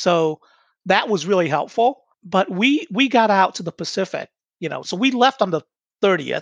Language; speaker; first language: English; early bilingual, other home language; Vietnamese